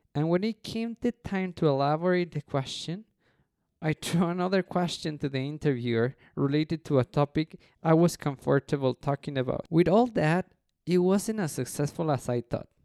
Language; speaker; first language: English; non-native, fluent; Spanish